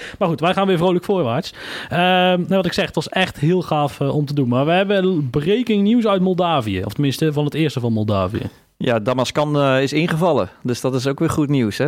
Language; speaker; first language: Dutch; native; Dutch